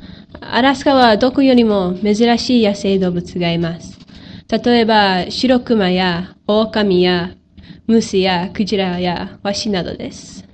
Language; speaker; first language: Japanese; non-native, learner; English